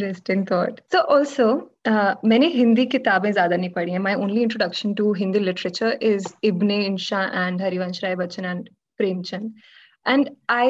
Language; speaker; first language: English; non-native, local second language; Hindi